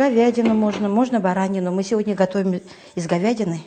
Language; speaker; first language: Russian; non-native, local second language; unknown